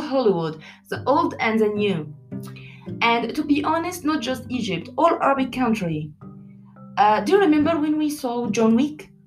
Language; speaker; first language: English; non-native, learner; Arabic